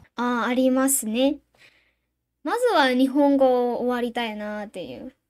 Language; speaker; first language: Japanese; non-native, fluent; Burmese